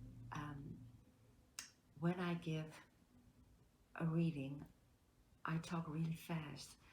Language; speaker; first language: English; non-native, fluent; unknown